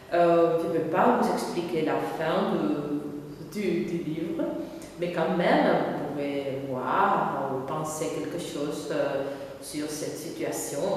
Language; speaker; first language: French; non-native, fluent; Catalan